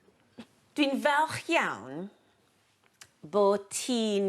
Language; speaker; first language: Welsh; non-native, learner; English